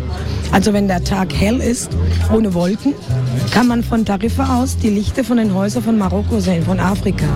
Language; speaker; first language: German; non-native, fluent; Spanish